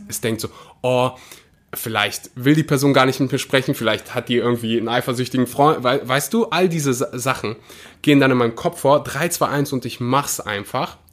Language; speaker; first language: German; early bilingual, other home language; Russian